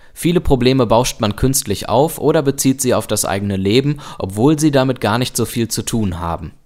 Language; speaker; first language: German; native; German